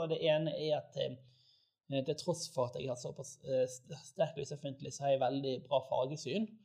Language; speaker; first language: Norwegian; native; Norwegian